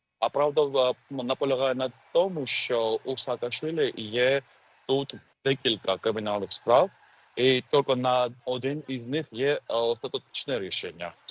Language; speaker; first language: Ukrainian; non-native, fluent; Georgian